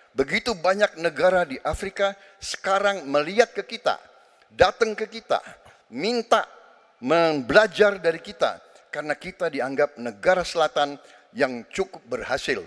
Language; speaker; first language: Indonesian; native; Indonesian